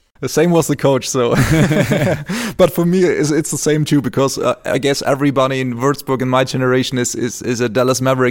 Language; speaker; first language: English; non-native, fluent; German